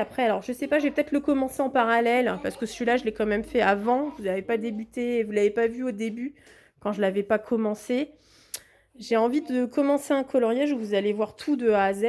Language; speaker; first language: French; native; French